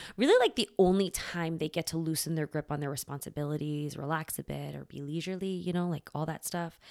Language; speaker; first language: English; native; English